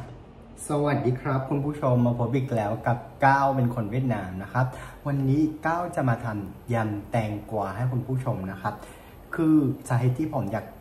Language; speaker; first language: Thai; non-native, fluent; Vietnamese